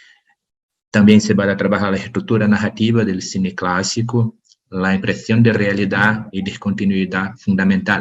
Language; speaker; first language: Spanish; non-native, learner; Portuguese